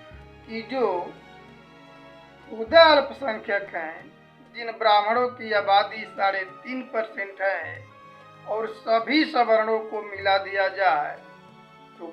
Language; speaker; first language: Hindi; native; Hindi